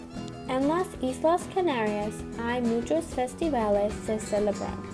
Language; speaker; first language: Spanish; non-native, learner; English